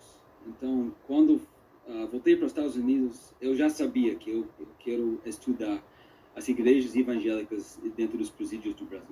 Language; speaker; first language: Portuguese; non-native, fluent; English